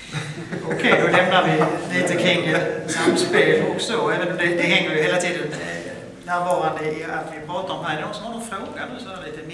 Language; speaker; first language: Swedish; native; Swedish